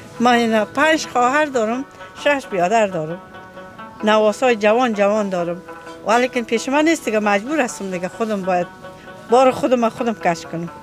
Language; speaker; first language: Persian; native; Persian